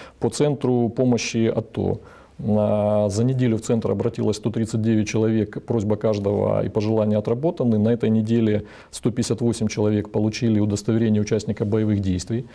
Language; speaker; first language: Russian; native; Russian